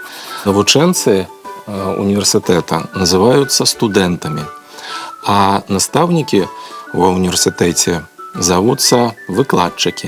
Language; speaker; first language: Belarusian; native; Belarusian